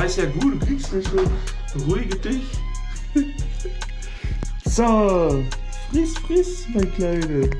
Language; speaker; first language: German; native; German